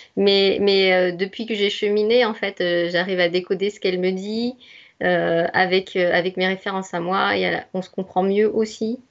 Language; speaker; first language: French; native; French